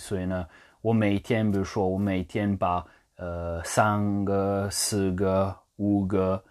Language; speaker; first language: Chinese; non-native, learner; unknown